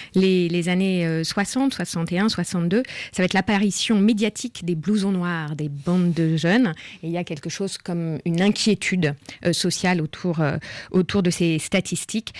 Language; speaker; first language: French; native; French